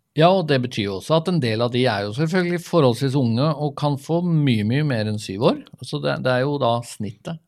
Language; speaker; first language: Norwegian; native; Norwegian